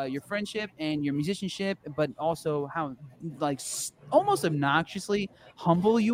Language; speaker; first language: English; native; English